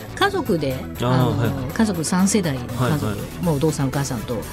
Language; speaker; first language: Japanese; non-native, fluent; Chinese